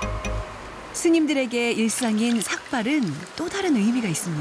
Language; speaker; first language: Korean; native; Korean